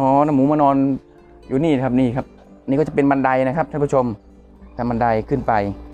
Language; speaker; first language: Thai; native; Thai